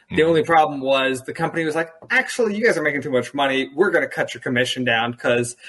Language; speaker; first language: English; early bilingual, other home language; German